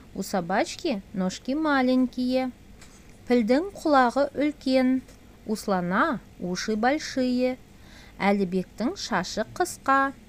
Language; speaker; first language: Russian; non-native, local second language; Kazakh